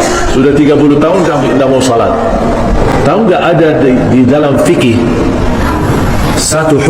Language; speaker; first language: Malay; non-native, fluent; Arabic